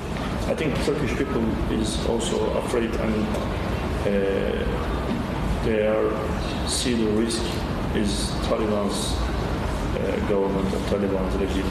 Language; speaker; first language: English; non-native, learner; Turkish